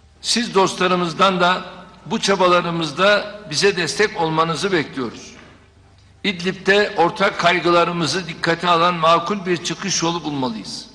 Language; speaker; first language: Turkish; native; Turkish